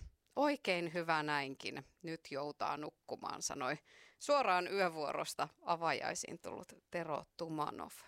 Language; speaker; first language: Finnish; native; Finnish